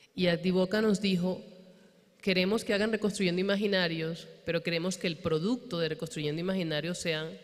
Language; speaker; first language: Spanish; native; Spanish